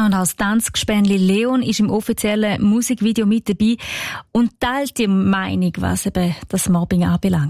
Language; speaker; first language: German; native; German